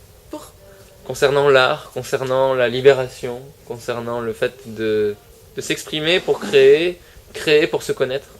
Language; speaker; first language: French; native; French